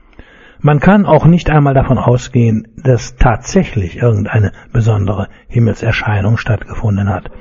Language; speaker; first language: German; native; German